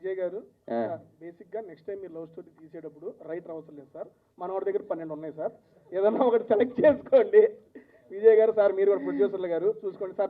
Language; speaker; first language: Telugu; native; Telugu